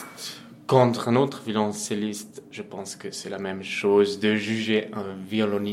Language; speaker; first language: French; non-native, fluent; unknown